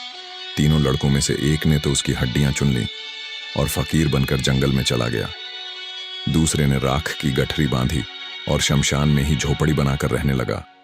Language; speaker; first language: Hindi; native; Hindi